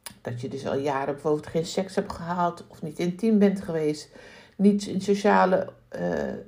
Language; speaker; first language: Dutch; native; Dutch